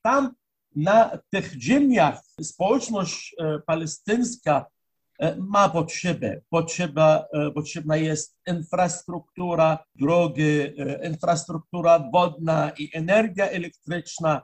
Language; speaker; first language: Polish; non-native, fluent; Arabic